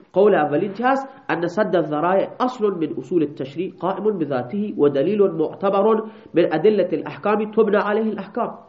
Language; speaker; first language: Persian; non-native, local second language; Baluchi